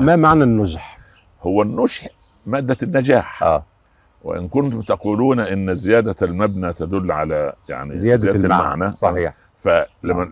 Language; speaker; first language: Arabic; native; Arabic